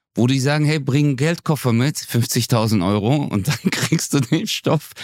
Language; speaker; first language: German; native; German